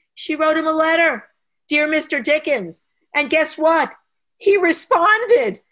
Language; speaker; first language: English; native; English